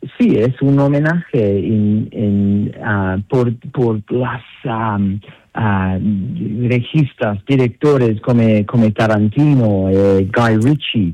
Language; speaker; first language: Spanish; non-native, learner; English